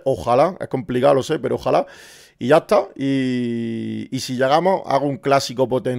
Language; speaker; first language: Spanish; native; Spanish